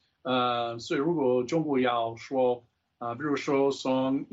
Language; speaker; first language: Chinese; non-native, fluent; English